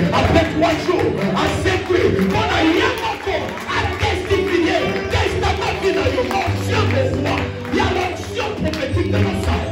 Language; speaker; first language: French; non-native, local second language; Lingala